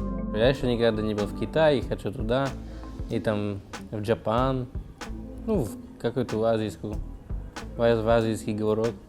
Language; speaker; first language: Russian; non-native, learner; Slovak